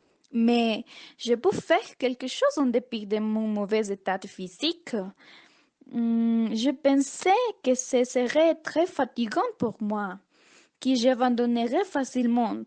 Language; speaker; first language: French; non-native, learner; Spanish